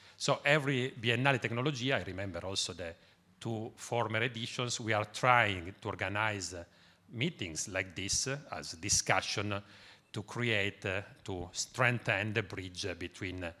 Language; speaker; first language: English; non-native, fluent; Italian